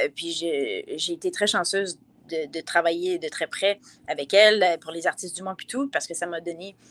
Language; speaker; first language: French; native; French